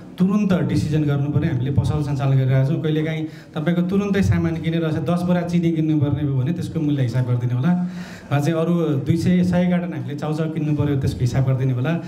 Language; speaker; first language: Nepali; native; Nepali